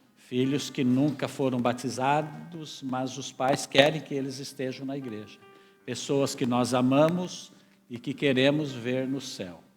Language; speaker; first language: Portuguese; native; Portuguese